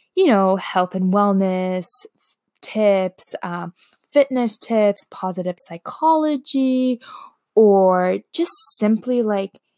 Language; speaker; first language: English; non-native, fluent; Slovak